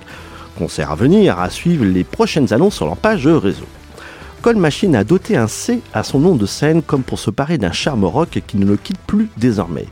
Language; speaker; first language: French; native; French